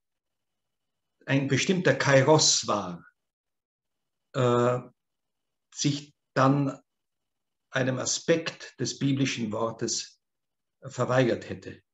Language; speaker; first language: German; native; German